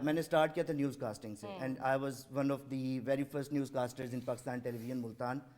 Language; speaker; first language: Urdu; non-native, local second language; Saraiki